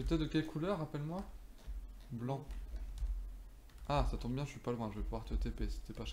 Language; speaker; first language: French; native; French